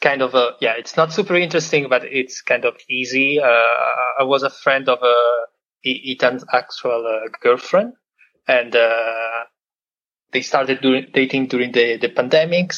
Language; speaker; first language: English; non-native, fluent; Italian